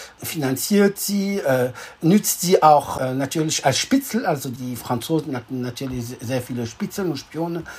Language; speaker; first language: German; non-native, fluent; French